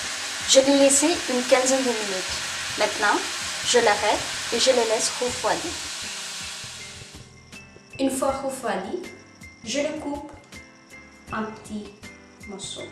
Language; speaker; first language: French; non-native, fluent; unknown